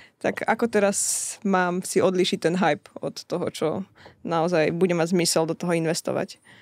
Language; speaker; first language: Slovak; native; Slovak